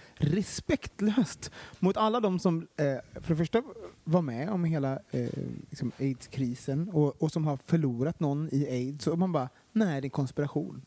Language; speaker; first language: Swedish; native; Swedish